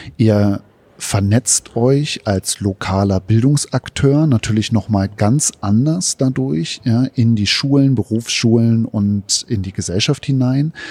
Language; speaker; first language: German; native; German